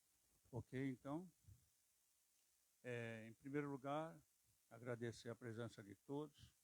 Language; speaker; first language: Portuguese; native; Portuguese